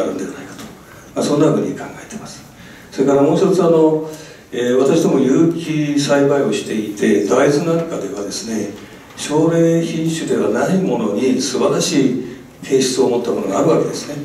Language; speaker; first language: Japanese; native; Japanese